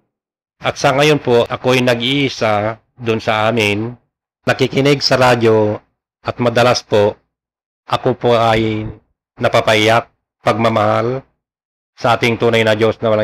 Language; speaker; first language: Filipino; non-native, local second language; Iloko